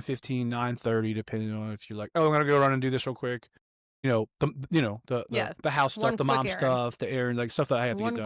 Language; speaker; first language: English; native; English